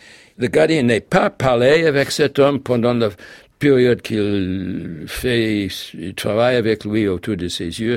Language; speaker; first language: French; non-native, fluent; English